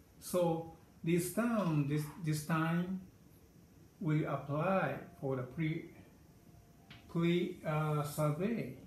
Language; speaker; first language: English; non-native, learner; Japanese